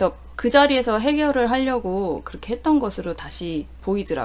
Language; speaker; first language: Korean; native; Korean